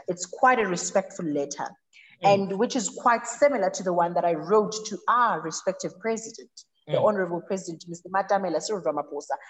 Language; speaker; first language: English; non-native, local second language; Zulu